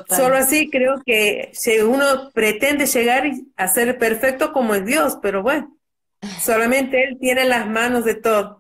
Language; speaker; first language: Spanish; native; Spanish